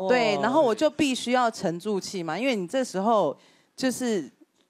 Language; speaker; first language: Chinese; native; Chinese